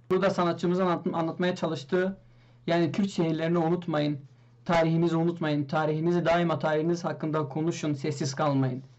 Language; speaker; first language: Turkish; non-native, local second language; Kurdish